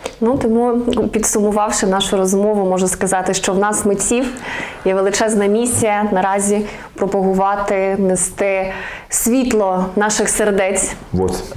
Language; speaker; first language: Ukrainian; native; Ukrainian